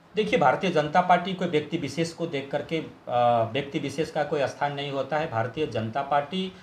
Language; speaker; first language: Hindi; non-native, local second language; Bangla